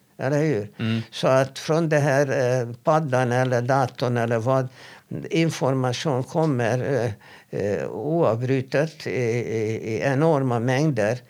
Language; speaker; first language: Swedish; non-native, fluent; Hebrew